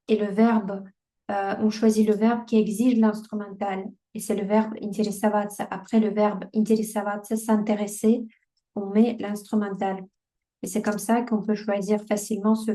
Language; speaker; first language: French; non-native, fluent; Russian